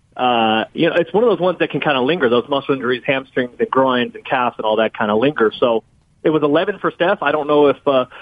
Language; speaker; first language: English; native; English